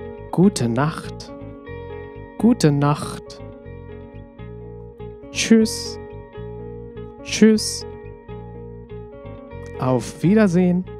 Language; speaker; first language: German; non-native, fluent; Nepali